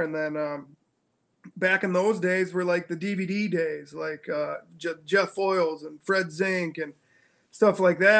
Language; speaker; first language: English; native; English